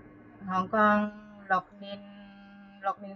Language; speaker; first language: Cantonese; non-native, learner; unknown